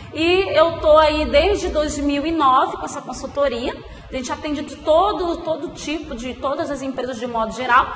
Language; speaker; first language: Portuguese; native; Portuguese